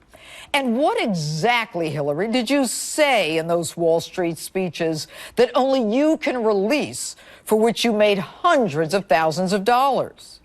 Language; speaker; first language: English; native; English